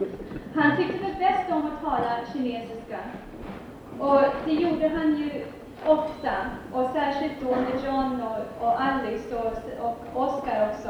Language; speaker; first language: Swedish; early bilingual, heritage; Swedish